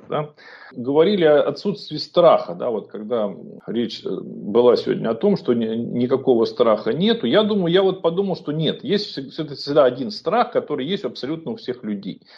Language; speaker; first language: Russian; native; Russian